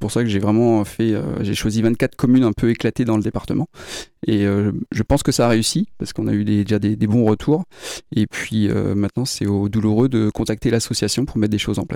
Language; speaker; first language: French; native; French